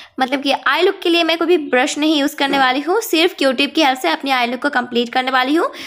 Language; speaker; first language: Hindi; non-native, local second language; Bangla